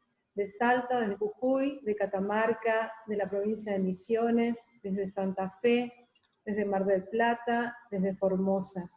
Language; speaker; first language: Spanish; native; Spanish